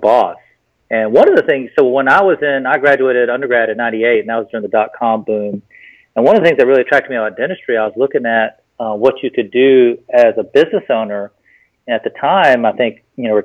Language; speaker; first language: English; native; English